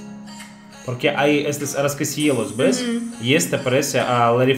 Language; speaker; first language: Spanish; non-native, learner; Russian